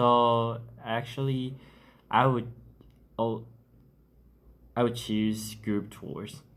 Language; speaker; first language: English; non-native, learner; Chinese